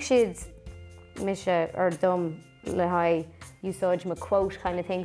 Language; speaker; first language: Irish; non-native, local second language; English